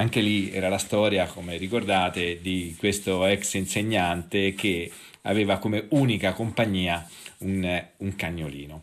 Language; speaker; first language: Italian; native; Italian